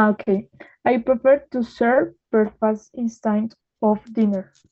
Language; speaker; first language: English; non-native, learner; Spanish